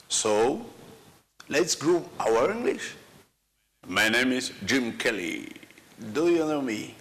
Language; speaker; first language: English; non-native, learner; Malagasy